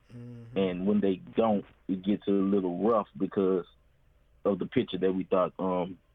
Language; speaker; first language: English; native; English